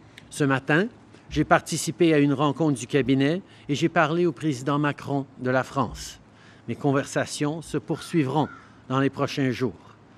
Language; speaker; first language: French; early bilingual, heritage; French